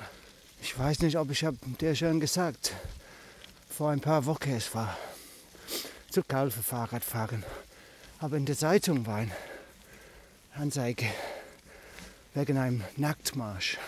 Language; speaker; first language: German; non-native, learner; English